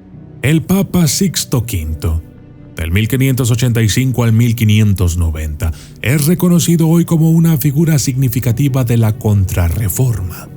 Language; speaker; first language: Spanish; native; Spanish